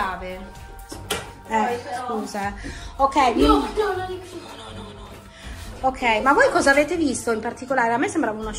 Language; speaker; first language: Italian; native; Italian